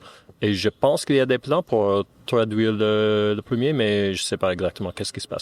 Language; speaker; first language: French; non-native, fluent; English